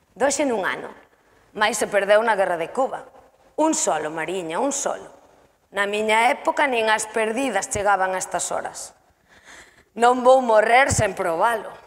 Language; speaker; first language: Galician; native; Galician